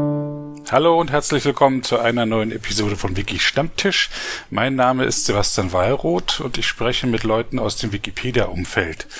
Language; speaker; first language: German; native; German